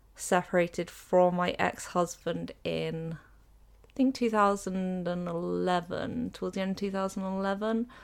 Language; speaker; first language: English; native; English